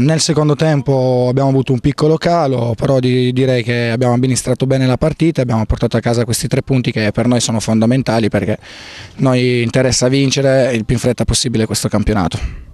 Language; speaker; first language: Italian; native; Italian